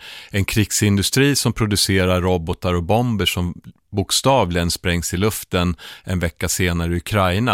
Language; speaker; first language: Swedish; native; Swedish